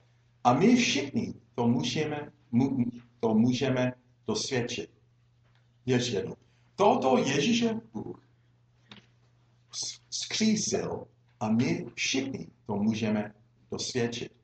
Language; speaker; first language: Czech; non-native, fluent; English